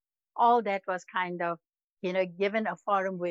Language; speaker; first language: English; native; English